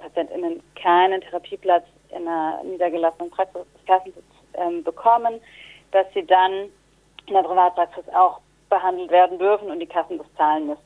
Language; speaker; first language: German; native; German